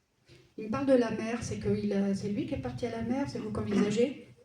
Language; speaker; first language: French; native; French